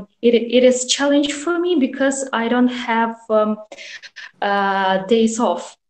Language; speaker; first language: English; non-native, learner; Russian